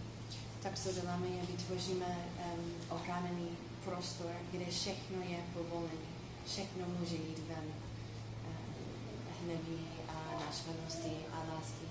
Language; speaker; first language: Czech; non-native, fluent; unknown